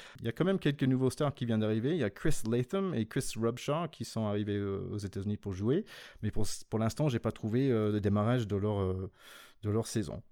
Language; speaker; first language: French; non-native, fluent; English